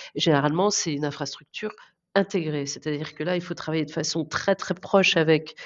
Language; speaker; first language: French; native; French